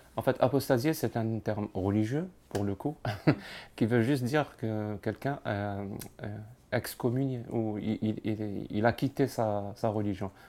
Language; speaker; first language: French; non-native, local second language; Arabic